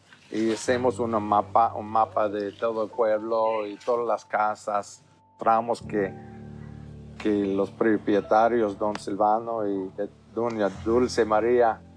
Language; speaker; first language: Spanish; non-native, fluent; English